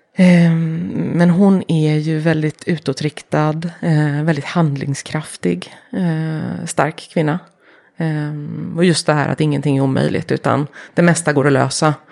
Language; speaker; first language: Swedish; early bilingual, heritage; Swedish